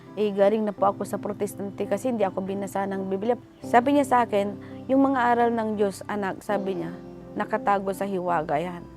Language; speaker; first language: Filipino; non-native, local second language; Pangasinan